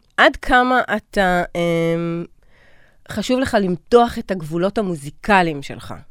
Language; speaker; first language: Hebrew; native; Hebrew